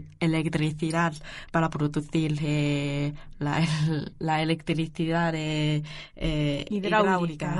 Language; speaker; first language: Spanish; non-native, learner; Chinese